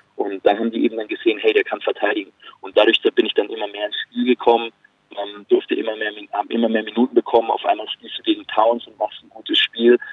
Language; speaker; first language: German; native; German